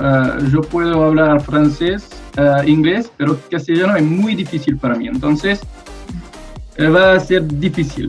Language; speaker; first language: Spanish; non-native, learner; French